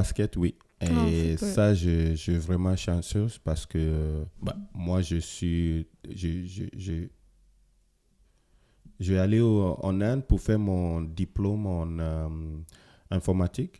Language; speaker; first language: French; non-native, fluent; Ewe